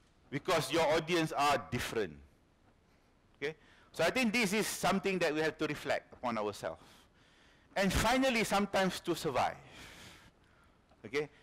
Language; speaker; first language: English; non-native, local second language; Malay